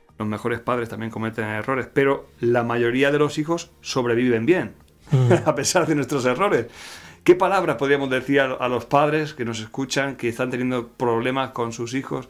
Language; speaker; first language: Spanish; native; Spanish